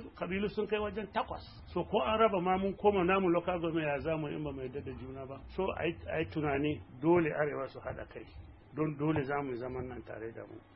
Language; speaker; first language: Hausa; non-native, local second language; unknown